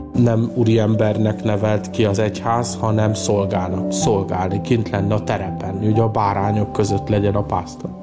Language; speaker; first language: Hungarian; native; Hungarian